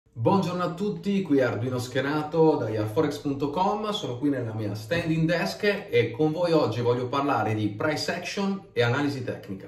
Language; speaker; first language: Italian; native; Italian